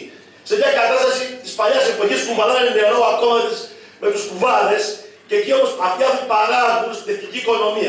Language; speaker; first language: Greek; native; Greek